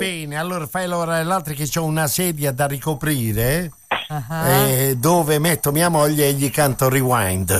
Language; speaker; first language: Italian; native; Italian